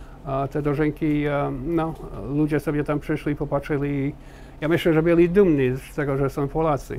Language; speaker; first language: Polish; early bilingual, heritage; Polish